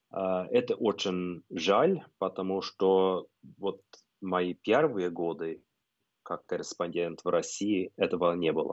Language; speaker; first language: Russian; non-native, fluent; Norwegian